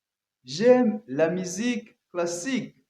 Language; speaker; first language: French; non-native, learner; Kinyarwanda